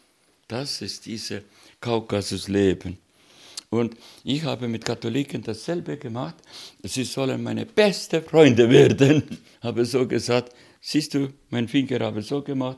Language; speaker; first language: German; non-native, learner; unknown